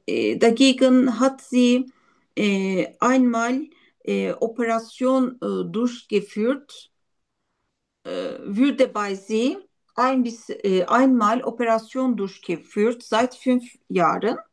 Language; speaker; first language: German; non-native, learner; Turkish